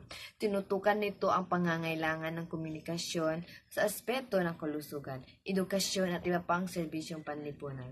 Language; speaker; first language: Filipino; native; Filipino